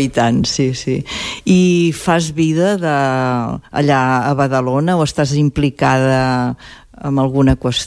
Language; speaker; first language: Catalan; native; Catalan